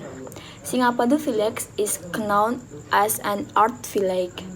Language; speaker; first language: English; non-native, learner; Indonesian